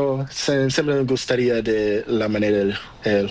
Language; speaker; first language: Spanish; non-native, learner; Portuguese